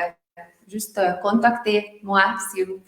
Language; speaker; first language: French; non-native, learner; Hungarian